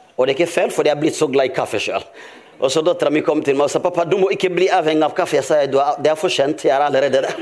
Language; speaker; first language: Norwegian; non-native, fluent; Rundi